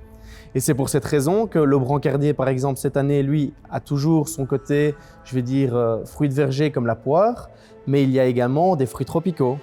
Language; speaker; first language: French; native; French